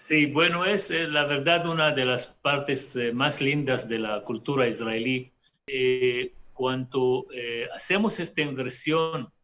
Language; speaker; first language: Spanish; non-native, fluent; Hebrew